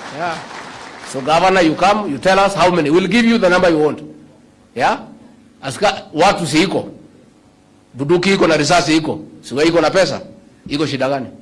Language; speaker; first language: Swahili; non-native, local second language; Kikuyu